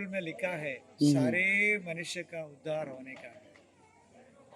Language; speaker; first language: Hindi; non-native, local second language; Malayalam